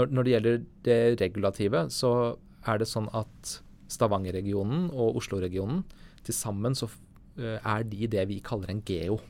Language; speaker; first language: Norwegian; native; Norwegian